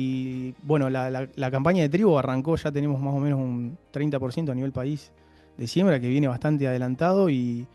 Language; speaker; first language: Spanish; native; Spanish